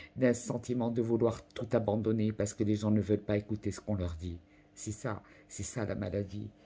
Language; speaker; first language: French; non-native, local second language; Arabic